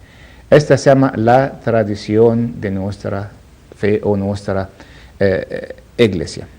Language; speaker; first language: Spanish; non-native, learner; Arabic